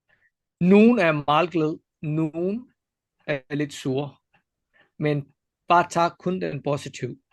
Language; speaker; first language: Danish; non-native, fluent; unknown